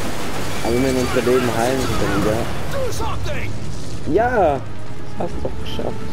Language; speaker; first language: German; native; German